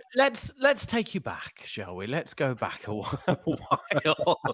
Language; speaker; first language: English; native; English